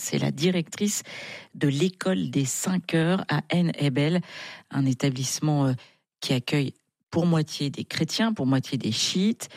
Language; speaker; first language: French; native; French